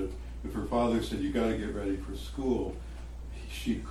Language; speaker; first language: English; native; English